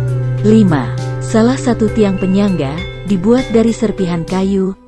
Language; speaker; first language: Indonesian; native; Indonesian